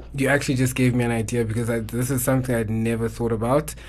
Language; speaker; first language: English; non-native, local second language; Xhosa